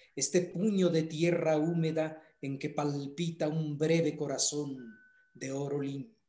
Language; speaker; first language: Spanish; native; Spanish